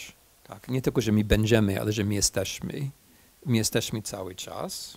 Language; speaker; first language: Polish; non-native, fluent; English